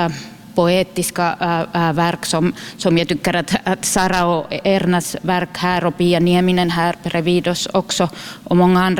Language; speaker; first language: Swedish; non-native, local second language; Finnish